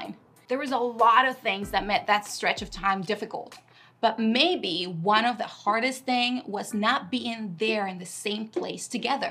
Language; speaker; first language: English; non-native, fluent; Spanish